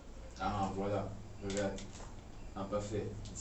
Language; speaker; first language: French; non-native, fluent; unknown